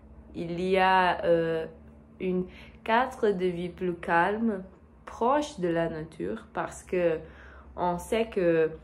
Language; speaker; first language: French; non-native, learner; Portuguese